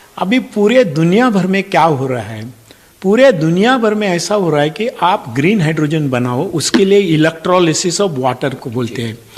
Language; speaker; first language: Hindi; non-native, local second language; Marathi